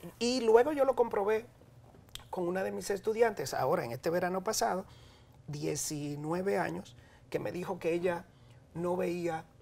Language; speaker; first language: Spanish; native; Spanish